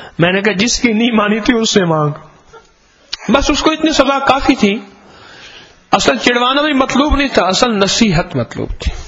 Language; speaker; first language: Urdu; non-native, local second language; Punjabi